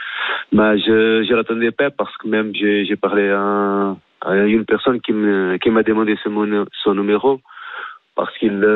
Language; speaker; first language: French; non-native, fluent; Portuguese